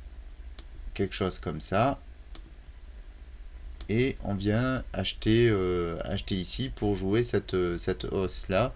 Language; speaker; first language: French; native; French